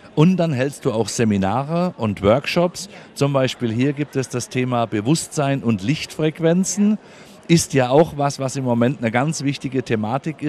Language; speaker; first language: German; native; German